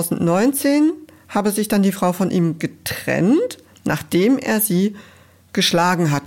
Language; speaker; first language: German; native; German